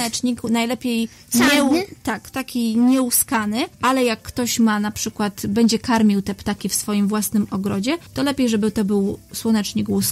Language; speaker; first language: Polish; native; Polish